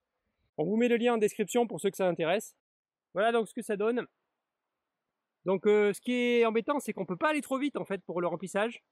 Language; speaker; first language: French; native; French